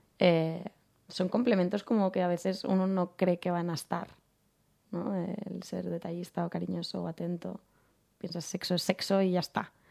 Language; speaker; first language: Spanish; native; Spanish